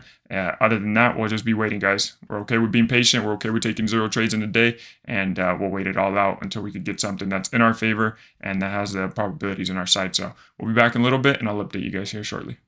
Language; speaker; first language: English; native; English